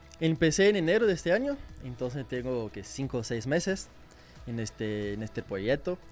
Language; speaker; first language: Spanish; non-native, learner; Portuguese